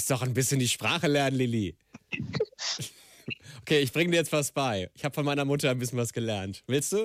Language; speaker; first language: German; native; German